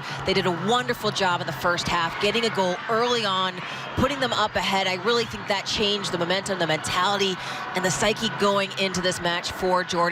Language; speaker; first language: English; native; English